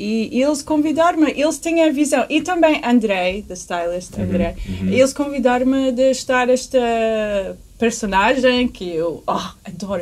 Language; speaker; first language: Portuguese; early bilingual, heritage; English